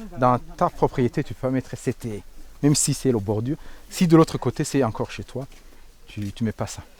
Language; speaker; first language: French; non-native, local second language; Rundi